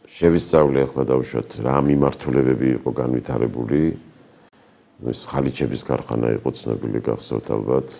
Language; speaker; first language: Georgian; native; Georgian